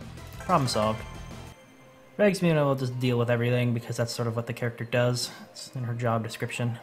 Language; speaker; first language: English; native; English